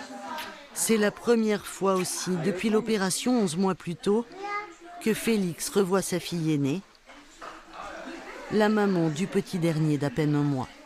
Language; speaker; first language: French; native; French